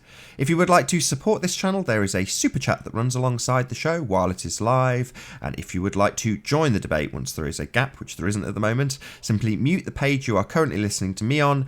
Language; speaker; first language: English; native; English